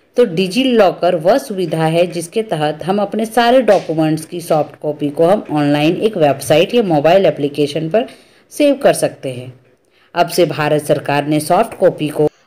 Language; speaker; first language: Hindi; native; Hindi